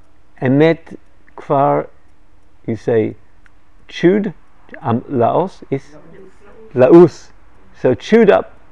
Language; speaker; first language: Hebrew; non-native, fluent; English